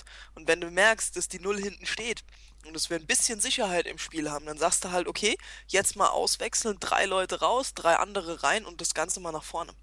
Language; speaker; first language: German; native; German